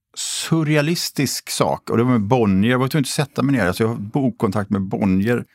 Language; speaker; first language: Swedish; native; Swedish